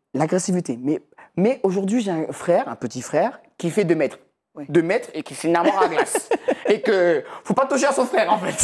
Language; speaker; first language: French; native; French